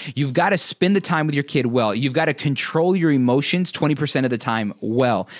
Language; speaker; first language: English; native; English